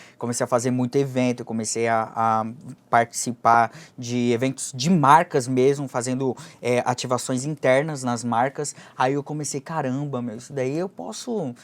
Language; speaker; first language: Portuguese; early bilingual, other home language; Japanese